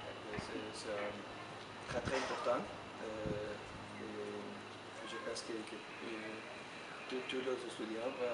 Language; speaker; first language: French; non-native, learner; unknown